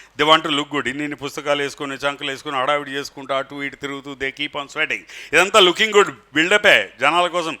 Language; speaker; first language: Telugu; native; Telugu